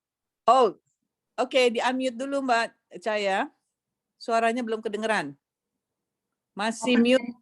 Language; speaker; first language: Indonesian; native; Indonesian